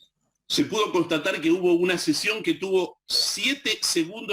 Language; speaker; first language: Spanish; native; Spanish